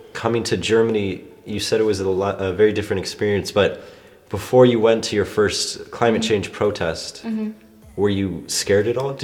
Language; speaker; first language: English; native; English